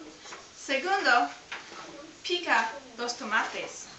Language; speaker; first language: Spanish; non-native, learner; English